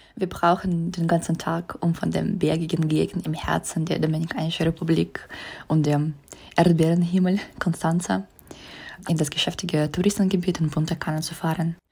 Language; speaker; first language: German; non-native, fluent; Russian